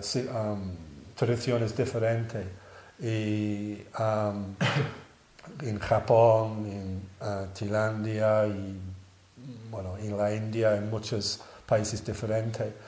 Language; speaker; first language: Spanish; non-native, learner; English